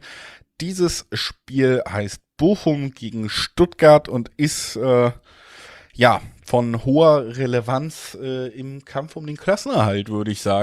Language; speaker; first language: German; native; German